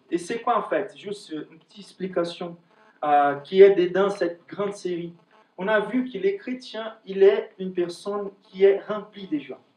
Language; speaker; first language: French; non-native, fluent; Portuguese